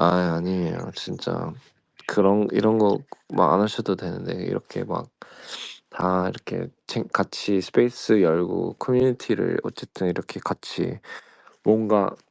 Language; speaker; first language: Korean; early bilingual, heritage; Korean